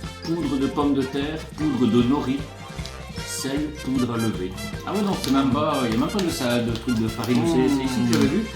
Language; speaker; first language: French; native; French